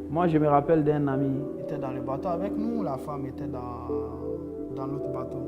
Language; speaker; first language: French; non-native, local second language; Bambara